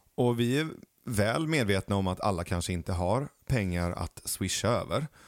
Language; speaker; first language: Swedish; early bilingual, other home language; Persian